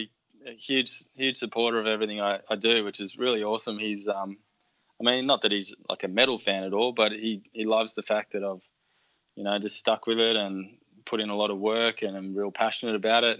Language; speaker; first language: English; native; English